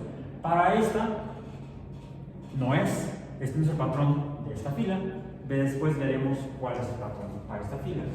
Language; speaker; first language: Spanish; native; Spanish